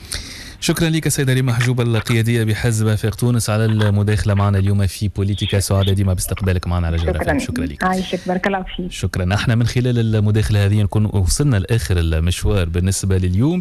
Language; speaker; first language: Arabic; native; Arabic